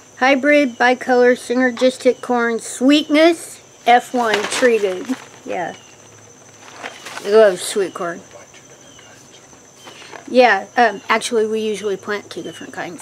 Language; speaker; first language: English; native; English